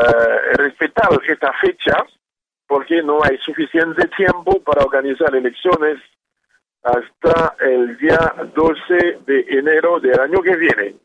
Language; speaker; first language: Spanish; non-native, learner; Haitian Creole